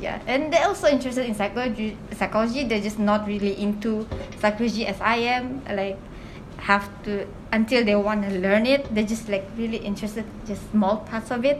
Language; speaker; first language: English; non-native, local second language; Malay